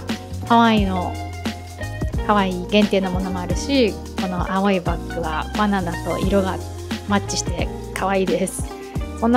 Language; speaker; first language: Japanese; native; Japanese